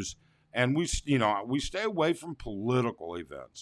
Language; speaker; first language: English; native; English